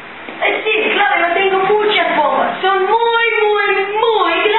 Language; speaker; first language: Spanish; non-native, learner; English